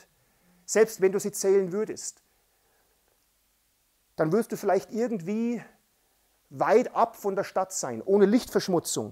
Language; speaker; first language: German; native; German